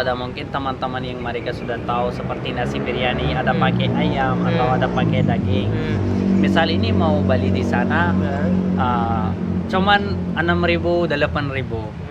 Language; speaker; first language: Indonesian; non-native, learner; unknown